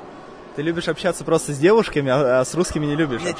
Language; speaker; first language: Russian; native; Russian